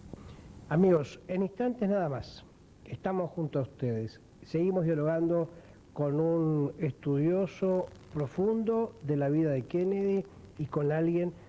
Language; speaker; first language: Spanish; native; Spanish